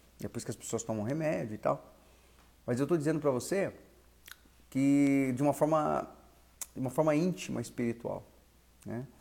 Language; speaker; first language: Portuguese; native; Portuguese